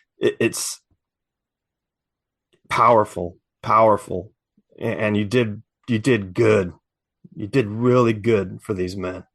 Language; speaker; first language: English; native; English